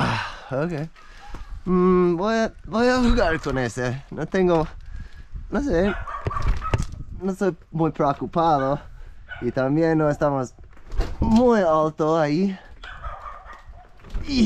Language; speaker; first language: Spanish; non-native, learner; English